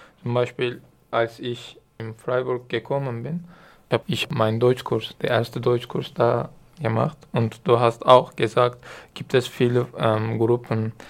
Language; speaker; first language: German; non-native, learner; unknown